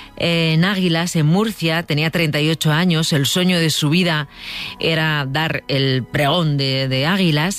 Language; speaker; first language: Spanish; native; Spanish